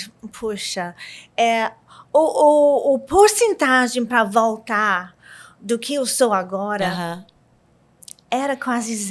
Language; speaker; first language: Portuguese; non-native, learner; English